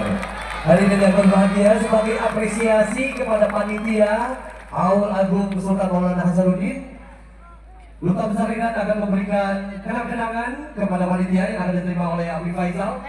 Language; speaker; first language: Indonesian; native; Indonesian